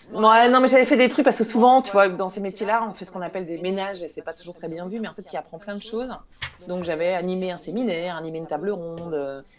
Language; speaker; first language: French; native; French